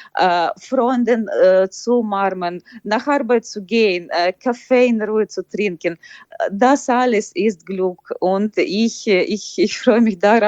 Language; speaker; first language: German; non-native, fluent; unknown